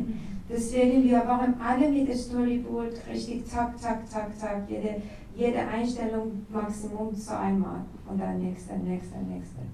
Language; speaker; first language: German; non-native, learner; Persian